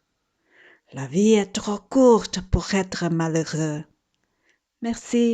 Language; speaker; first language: French; non-native, fluent; English